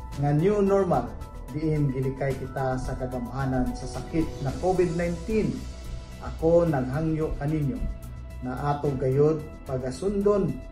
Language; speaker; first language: Cebuano; native; Cebuano